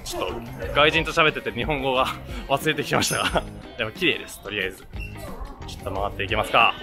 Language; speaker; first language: Japanese; native; Japanese